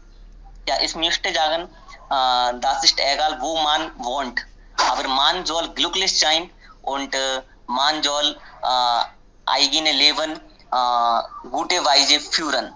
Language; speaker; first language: German; non-native, learner; Hindi